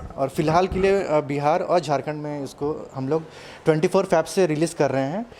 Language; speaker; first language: Hindi; non-native, local second language; Telugu